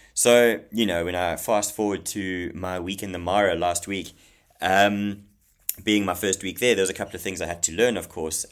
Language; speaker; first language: English; native; English